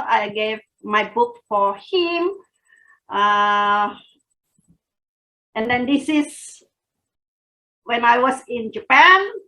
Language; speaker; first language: English; non-native, fluent; Indonesian